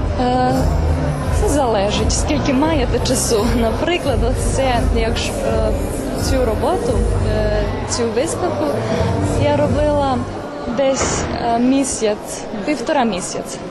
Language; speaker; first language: Ukrainian; non-native, local second language; Serbian